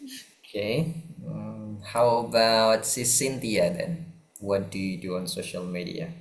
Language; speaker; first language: English; non-native, fluent; Indonesian